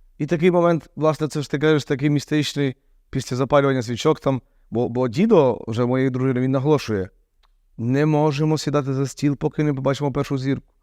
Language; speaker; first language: Ukrainian; native; Ukrainian